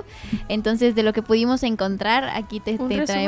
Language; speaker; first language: Spanish; native; Spanish